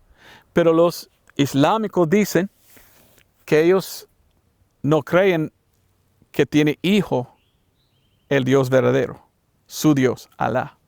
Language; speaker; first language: Spanish; non-native, learner; English